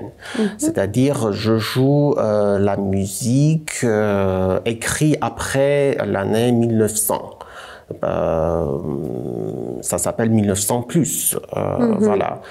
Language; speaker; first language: French; non-native, fluent; Armenian